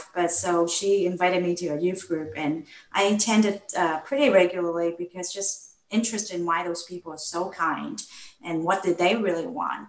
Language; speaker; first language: English; non-native, local second language; Cantonese